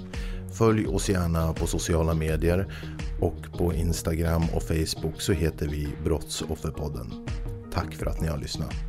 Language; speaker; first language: Swedish; native; Swedish